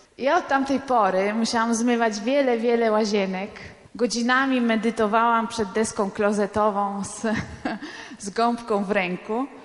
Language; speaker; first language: Polish; non-native, fluent; Italian